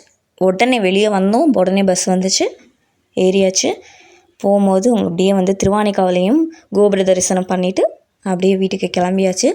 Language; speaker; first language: Tamil; native; Tamil